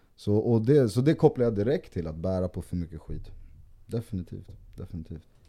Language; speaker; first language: Swedish; early bilingual, other home language; Spanish